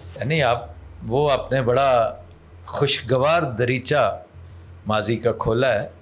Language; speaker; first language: Urdu; non-native, local second language; Punjabi